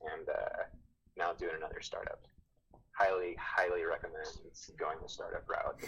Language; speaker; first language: English; native; English